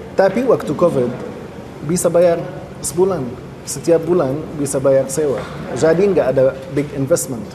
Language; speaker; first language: Indonesian; non-native, fluent; Arabic